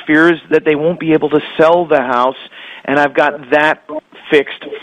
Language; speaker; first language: English; native; English